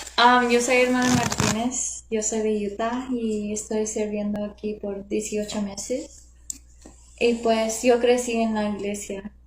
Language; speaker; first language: Spanish; non-native, learner; English